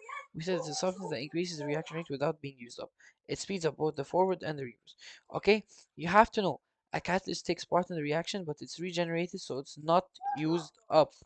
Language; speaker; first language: English; non-native, fluent; Arabic